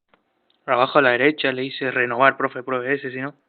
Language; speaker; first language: Spanish; native; Spanish